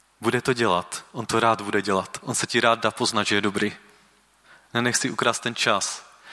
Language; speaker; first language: Czech; native; Czech